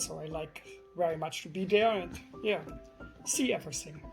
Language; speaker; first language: English; non-native, fluent; German